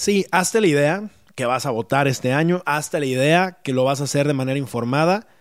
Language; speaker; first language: Spanish; native; Spanish